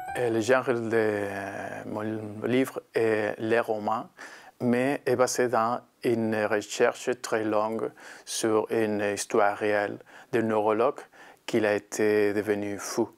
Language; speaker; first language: French; non-native, learner; Spanish